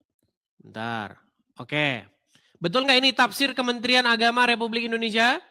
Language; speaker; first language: Indonesian; native; Indonesian